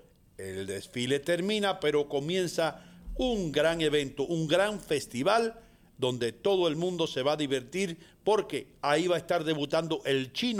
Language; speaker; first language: Spanish; native; Spanish